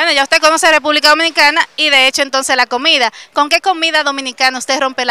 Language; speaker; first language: Spanish; native; Spanish